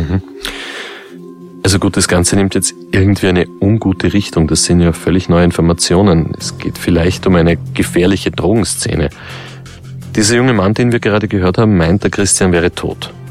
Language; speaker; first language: German; native; German